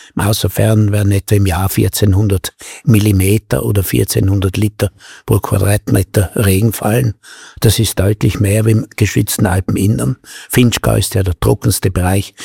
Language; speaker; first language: German; native; German